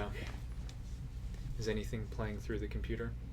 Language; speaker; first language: English; native; English